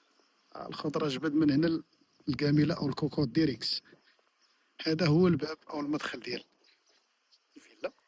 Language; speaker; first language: Arabic; native; Arabic